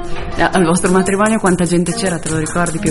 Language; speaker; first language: Italian; native; Italian